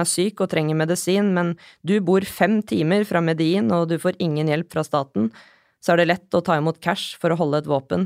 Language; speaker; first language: Norwegian; early bilingual, other home language; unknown